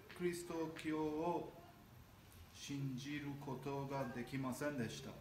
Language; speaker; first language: Japanese; non-native, learner; Armenian